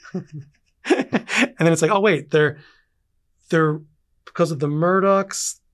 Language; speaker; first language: English; native; English